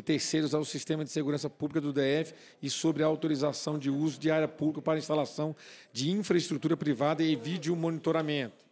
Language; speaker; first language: Portuguese; native; Portuguese